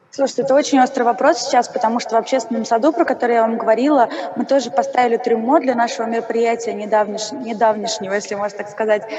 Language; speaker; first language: Russian; native; Russian